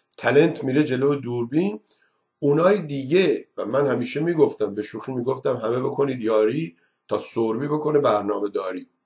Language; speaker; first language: Persian; native; Persian